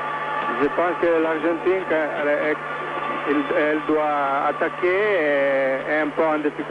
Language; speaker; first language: French; non-native, learner; Italian